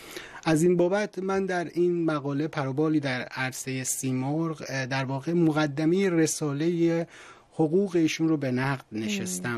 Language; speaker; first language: Persian; native; Persian